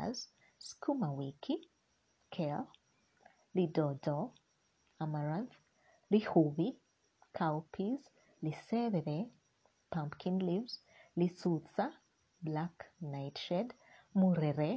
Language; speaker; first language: English; non-native, local second language; Luyia